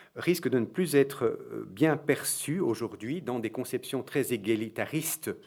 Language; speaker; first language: French; native; French